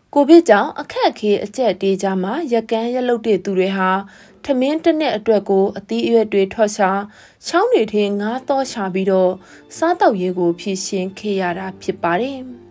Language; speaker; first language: Burmese; native; Burmese